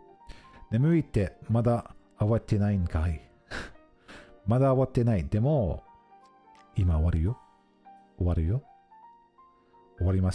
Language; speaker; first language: Japanese; non-native, fluent; English